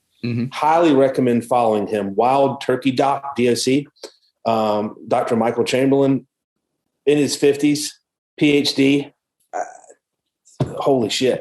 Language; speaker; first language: English; native; English